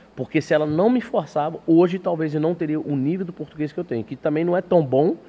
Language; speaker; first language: Portuguese; early bilingual, heritage; English